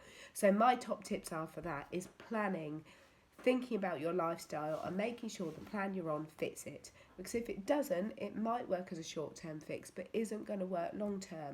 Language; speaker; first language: English; native; English